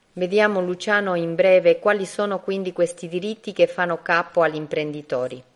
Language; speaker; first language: Italian; non-native, fluent; Spanish